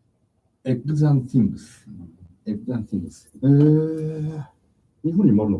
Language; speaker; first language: Japanese; native; Japanese